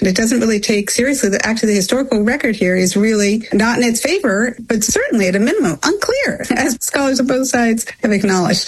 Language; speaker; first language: English; native; English